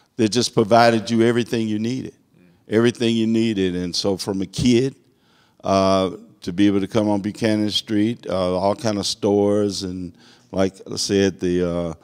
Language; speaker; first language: English; native; English